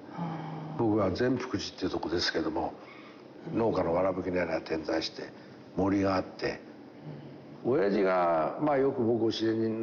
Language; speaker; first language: Japanese; native; Japanese